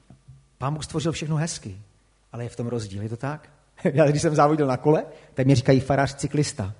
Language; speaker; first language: Czech; native; Czech